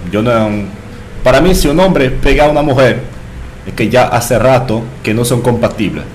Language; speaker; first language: Spanish; non-native, fluent; French